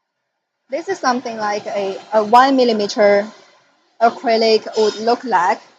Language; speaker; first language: English; non-native, fluent; Chinese